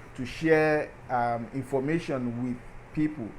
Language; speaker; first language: English; non-native, local second language; Yoruba